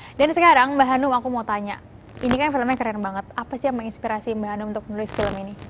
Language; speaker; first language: Indonesian; native; Indonesian